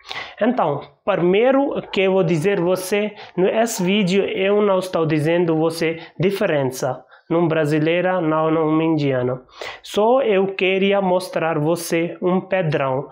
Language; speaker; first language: Portuguese; non-native, learner; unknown